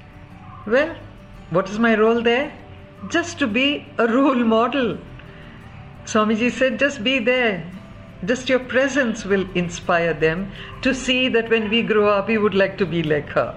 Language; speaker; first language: English; non-native, local second language; Kannada